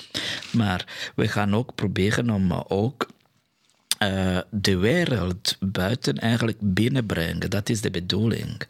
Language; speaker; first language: Dutch; non-native, fluent; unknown